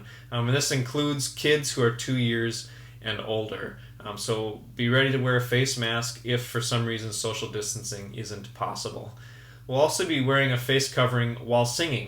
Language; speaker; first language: English; native; English